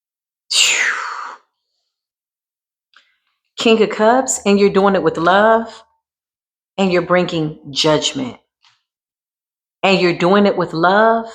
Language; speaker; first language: English; native; English